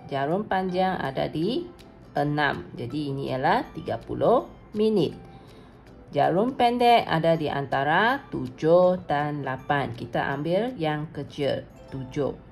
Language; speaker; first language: Malay; non-native, local second language; Chinese